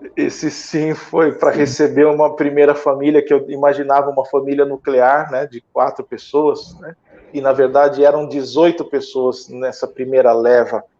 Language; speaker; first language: Portuguese; native; Portuguese